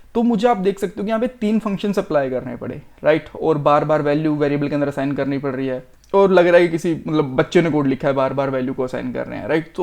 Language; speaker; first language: Hindi; native; Hindi